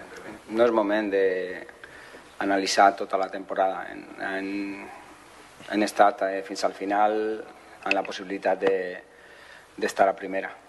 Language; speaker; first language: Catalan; non-native, fluent; Spanish